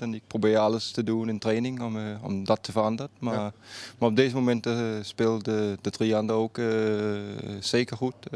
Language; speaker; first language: Dutch; non-native, fluent; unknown